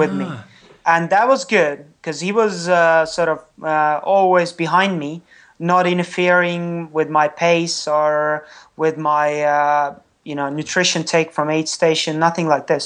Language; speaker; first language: English; non-native, fluent; Estonian